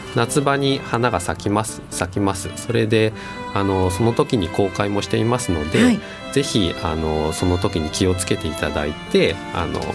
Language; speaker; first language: Japanese; native; Japanese